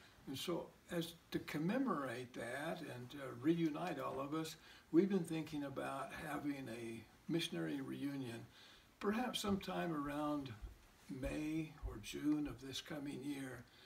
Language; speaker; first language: English; native; English